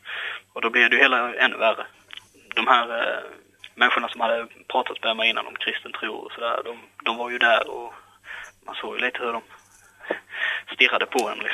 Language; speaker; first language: Swedish; native; Swedish